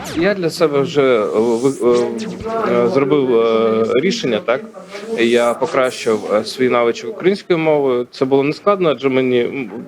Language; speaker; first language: Ukrainian; non-native, local second language; Russian